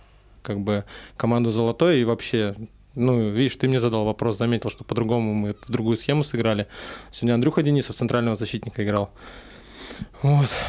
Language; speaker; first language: Russian; native; Russian